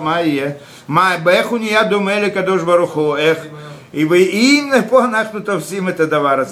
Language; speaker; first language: Hebrew; non-native, fluent; Russian